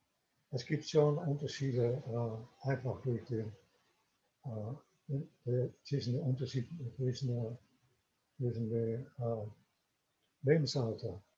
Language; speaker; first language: German; non-native, fluent; Dutch